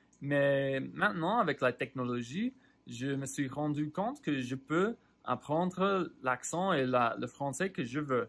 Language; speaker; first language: French; non-native, fluent; English